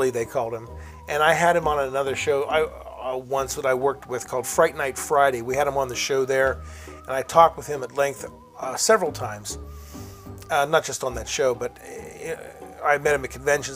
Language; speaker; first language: English; native; English